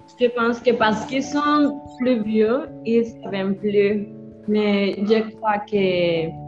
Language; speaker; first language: French; non-native, learner; Spanish